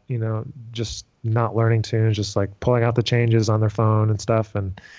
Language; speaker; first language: English; native; English